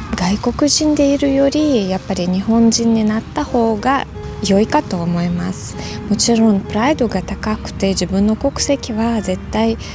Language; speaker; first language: Japanese; non-native, fluent; Russian